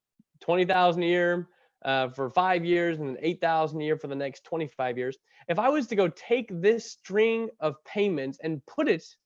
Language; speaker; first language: English; native; English